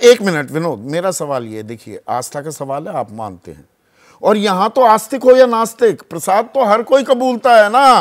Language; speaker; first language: Hindi; native; Hindi